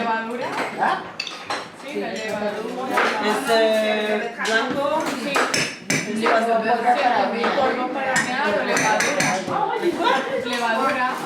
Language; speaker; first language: Spanish; non-native, learner; French